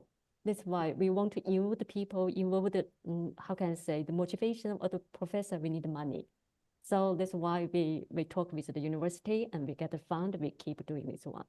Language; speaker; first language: English; non-native, learner; Chinese